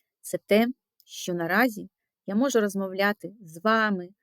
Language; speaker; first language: Ukrainian; non-native, local second language; Russian